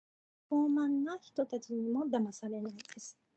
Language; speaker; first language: Japanese; non-native, fluent; Korean